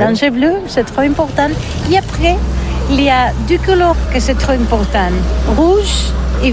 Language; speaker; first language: French; non-native, learner; Catalan